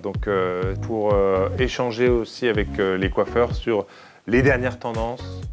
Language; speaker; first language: French; native; French